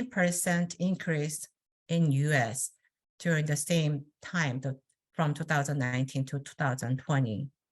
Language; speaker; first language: English; non-native, fluent; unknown